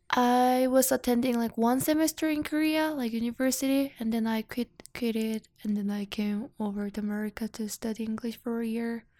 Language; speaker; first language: English; non-native, learner; Korean